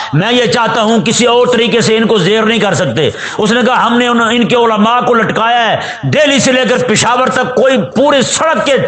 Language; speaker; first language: Urdu; non-native, local second language; Punjabi